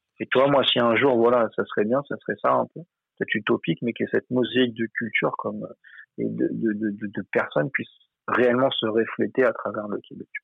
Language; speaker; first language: French; native; French